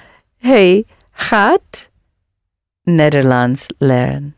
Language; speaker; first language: Dutch; non-native, learner; English